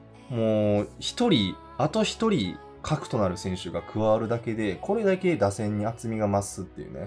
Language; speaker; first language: Japanese; native; Japanese